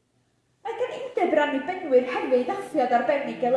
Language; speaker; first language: Welsh; native; Welsh